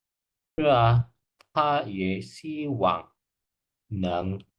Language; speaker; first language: Chinese; non-native, learner; Indonesian